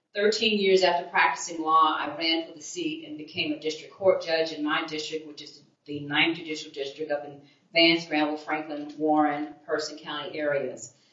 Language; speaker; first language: English; native; English